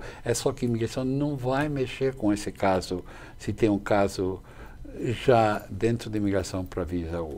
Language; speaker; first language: Portuguese; non-native, fluent; English